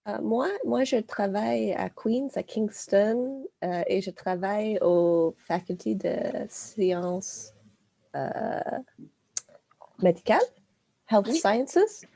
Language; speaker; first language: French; non-native, local second language; English